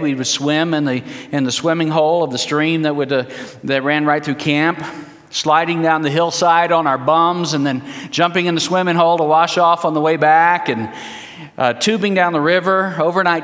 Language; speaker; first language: English; early bilingual, heritage; English